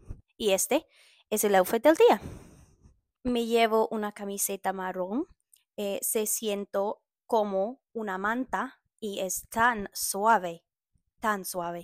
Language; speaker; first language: Spanish; non-native, learner; English